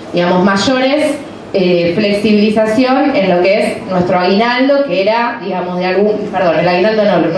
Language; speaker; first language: Spanish; native; Spanish